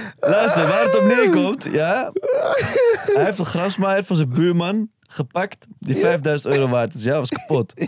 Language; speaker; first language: Dutch; early bilingual, other home language; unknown